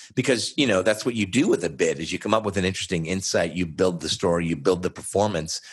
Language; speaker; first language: English; native; English